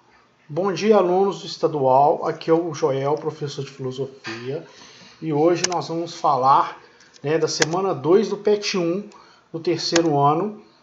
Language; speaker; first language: Portuguese; native; Portuguese